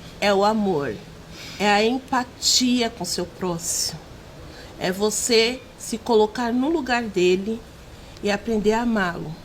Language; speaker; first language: Portuguese; native; Portuguese